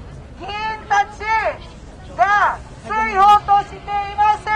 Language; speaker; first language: Japanese; non-native, fluent; Filipino